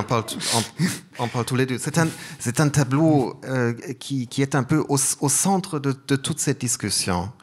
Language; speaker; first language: French; non-native, fluent; German